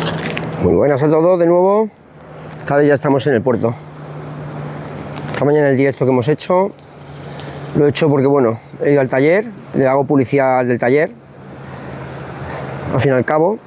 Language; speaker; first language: Spanish; native; Spanish